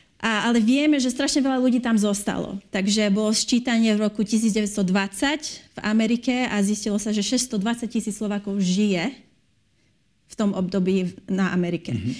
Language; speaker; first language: Slovak; early bilingual, heritage; Slovak